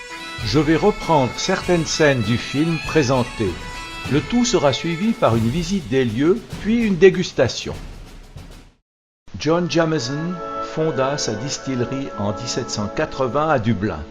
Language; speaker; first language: French; native; French